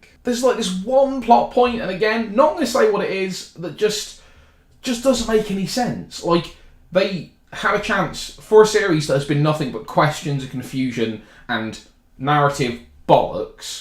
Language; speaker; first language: English; native; English